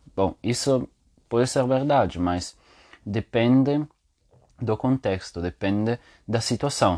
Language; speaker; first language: Portuguese; non-native, learner; Spanish